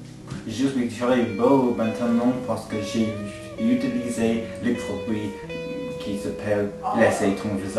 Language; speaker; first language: French; non-native, learner; English